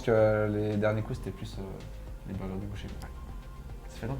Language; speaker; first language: French; native; French